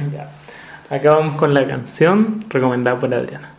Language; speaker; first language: Spanish; native; Spanish